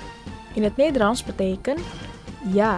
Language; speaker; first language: Dutch; non-native, fluent; Indonesian